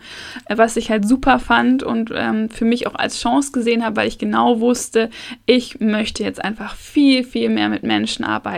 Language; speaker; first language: German; native; German